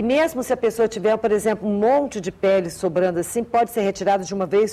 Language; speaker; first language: Portuguese; native; Portuguese